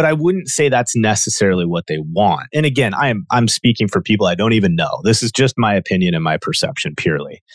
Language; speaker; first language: English; native; English